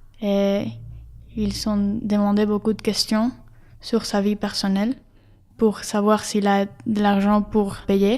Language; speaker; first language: French; non-native, fluent; Spanish